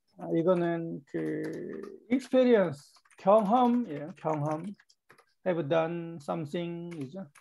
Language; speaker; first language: Korean; native; Korean